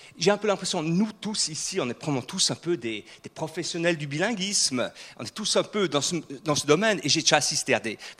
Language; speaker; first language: French; non-native, fluent; Swiss German